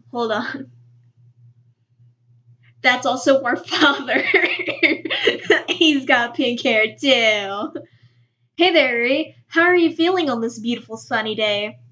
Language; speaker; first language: English; native; English